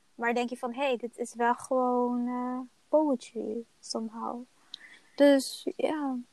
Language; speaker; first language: Dutch; early bilingual, other home language; Somali